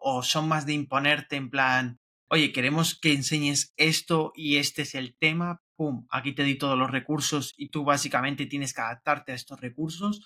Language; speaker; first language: Spanish; native; Spanish